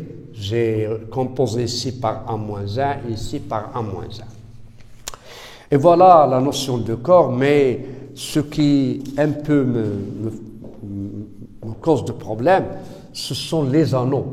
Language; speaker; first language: French; non-native, local second language; Arabic